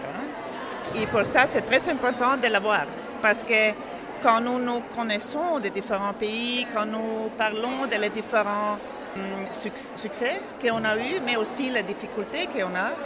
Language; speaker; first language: French; non-native, learner; German